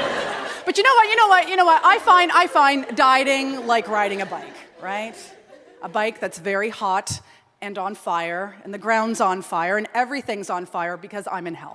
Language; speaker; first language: English; native; English